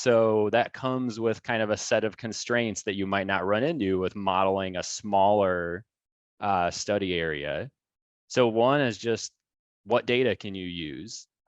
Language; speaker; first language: English; native; English